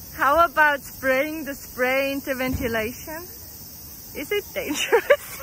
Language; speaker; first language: English; non-native, fluent; German